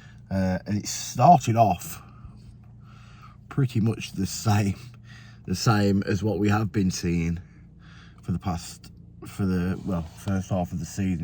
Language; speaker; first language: English; native; English